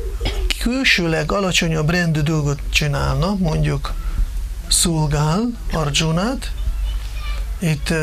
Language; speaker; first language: Hungarian; non-native, fluent; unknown